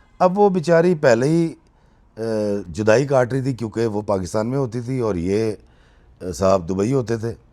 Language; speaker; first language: Urdu; native; Urdu